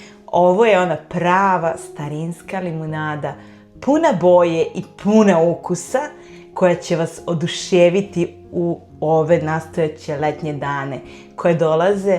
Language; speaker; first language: Serbian; native; Serbian